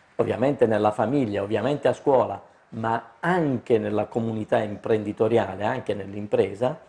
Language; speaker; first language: Italian; native; Italian